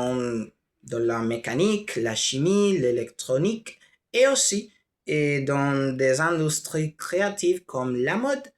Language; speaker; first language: French; non-native, learner; Spanish